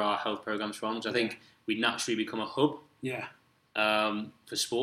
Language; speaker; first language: English; native; English